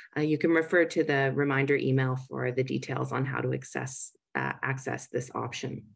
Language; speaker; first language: English; native; English